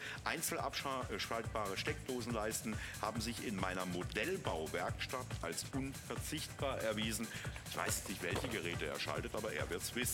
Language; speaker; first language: German; native; German